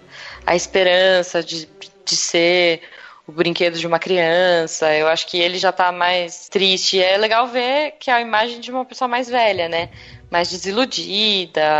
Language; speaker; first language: Portuguese; native; Portuguese